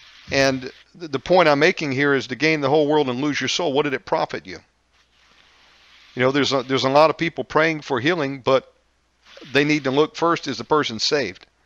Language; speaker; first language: English; native; English